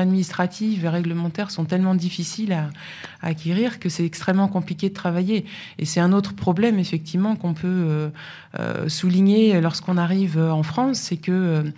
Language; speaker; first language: French; native; French